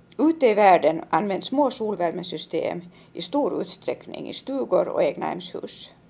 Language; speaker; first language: Swedish; native; Swedish